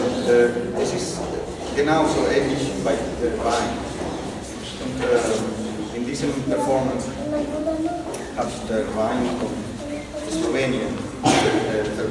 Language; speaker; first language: German; non-native, fluent; Spanish